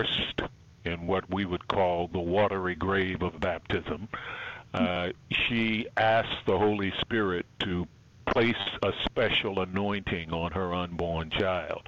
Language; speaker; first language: English; native; English